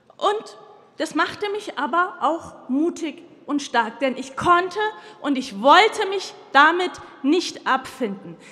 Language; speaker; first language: German; early bilingual, other home language; Turkish